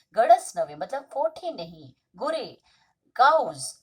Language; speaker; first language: Hindi; non-native, local second language; Marathi